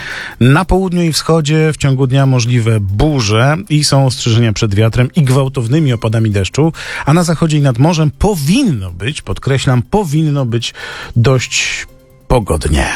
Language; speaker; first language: Polish; native; Polish